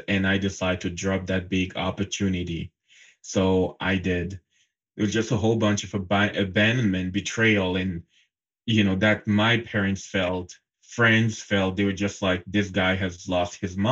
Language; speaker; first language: English; non-native, local second language; French